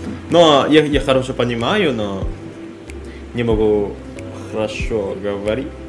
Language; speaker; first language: Russian; non-native, learner; Indonesian